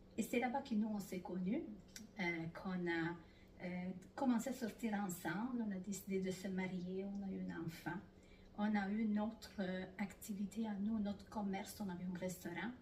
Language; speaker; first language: French; non-native, fluent; Italian